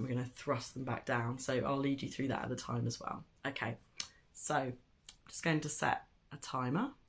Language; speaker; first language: English; native; English